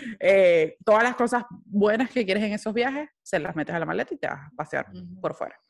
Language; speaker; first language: Spanish; native; Spanish